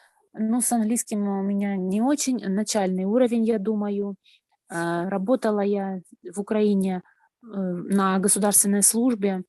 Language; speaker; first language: Russian; native; Russian